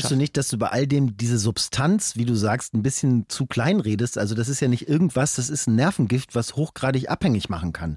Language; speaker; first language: German; native; German